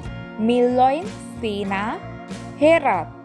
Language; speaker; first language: Finnish; non-native, learner; Bangla